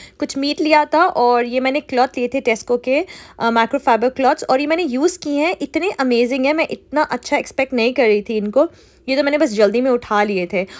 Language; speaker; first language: Urdu; native; Urdu